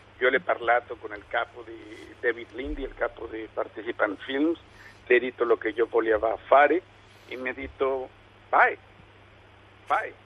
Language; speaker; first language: Italian; non-native, learner; Spanish